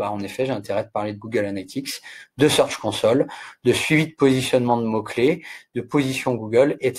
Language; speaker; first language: French; native; French